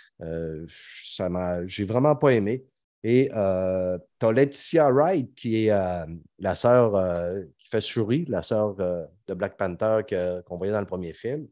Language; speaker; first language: French; native; French